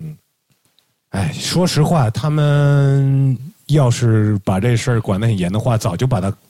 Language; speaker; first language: Chinese; native; Chinese